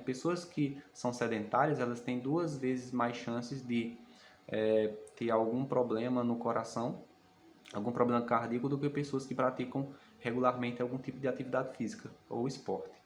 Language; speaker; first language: Portuguese; native; Portuguese